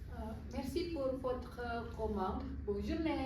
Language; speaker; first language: French; non-native, learner; Indonesian